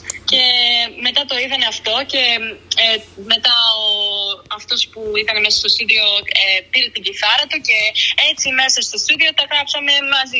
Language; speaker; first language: Greek; early bilingual, other home language; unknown